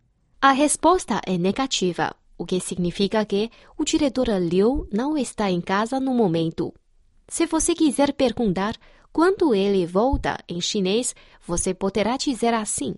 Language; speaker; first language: Portuguese; non-native, fluent; Chinese